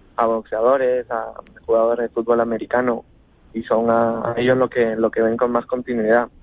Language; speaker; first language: Spanish; native; Spanish